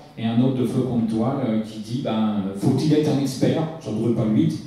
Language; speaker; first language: French; native; French